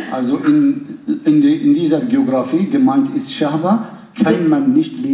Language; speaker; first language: German; non-native, fluent; Kurdish